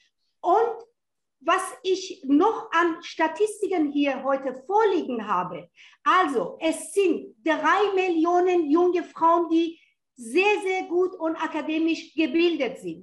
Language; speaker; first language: German; non-native, fluent; Persian